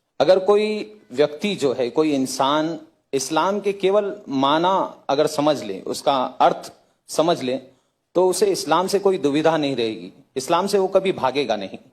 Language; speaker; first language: Hindi; native; Hindi